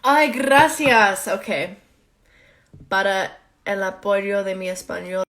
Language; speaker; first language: Spanish; non-native, learner; English